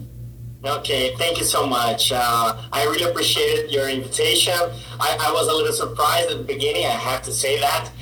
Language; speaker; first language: English; non-native, fluent; Portuguese